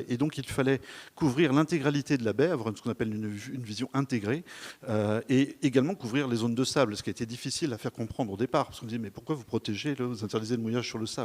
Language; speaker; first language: French; native; French